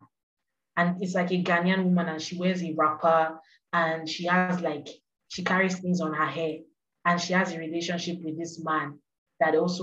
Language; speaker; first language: English; non-native, local second language; Yoruba